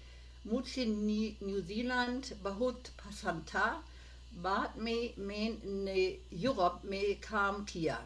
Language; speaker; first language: Hindi; non-native, learner; German